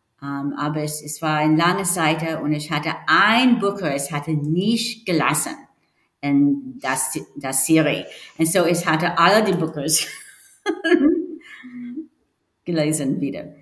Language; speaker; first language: German; non-native, learner; English